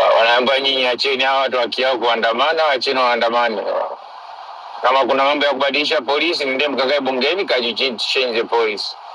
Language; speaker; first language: Swahili; non-native, local second language; Sukuma